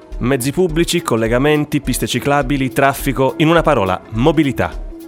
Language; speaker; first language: Italian; native; Italian